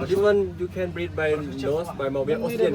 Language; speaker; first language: English; non-native, learner; Thai